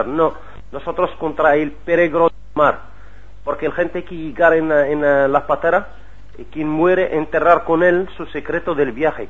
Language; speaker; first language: Spanish; non-native, learner; Arabic